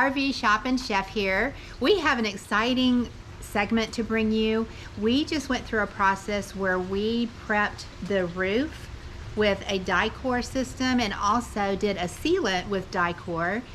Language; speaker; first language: English; native; English